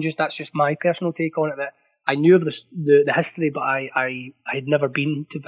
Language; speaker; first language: English; native; English